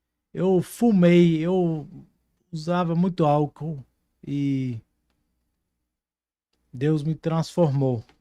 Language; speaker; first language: Portuguese; non-native, fluent; Dutch